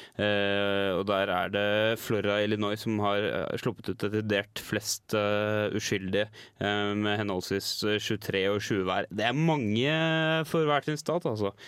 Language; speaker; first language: Norwegian; native; Norwegian